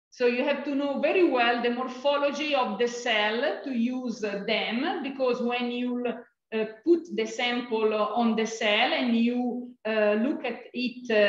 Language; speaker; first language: English; non-native, fluent; Italian